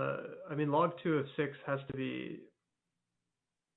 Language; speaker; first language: English; native; English